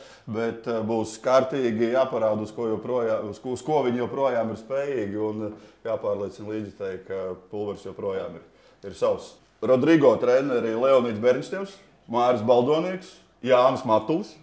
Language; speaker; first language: Latvian; native; Latvian